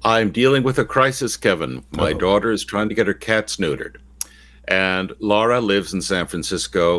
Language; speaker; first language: English; native; English